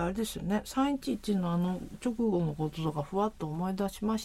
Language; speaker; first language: Japanese; native; Japanese